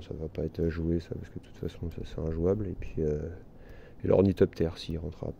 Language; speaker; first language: French; native; French